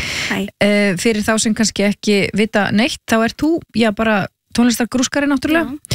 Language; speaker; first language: Icelandic; native; Icelandic